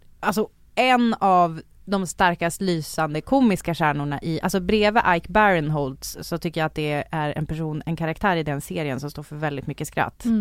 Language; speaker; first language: Swedish; native; Swedish